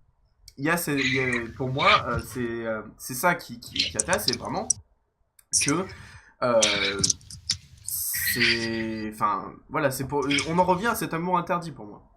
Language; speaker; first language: French; native; French